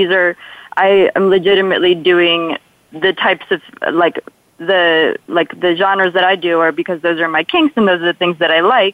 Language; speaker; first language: English; non-native, fluent; Polish